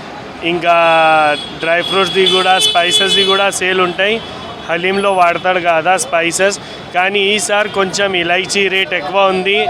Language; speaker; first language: Telugu; non-native, local second language; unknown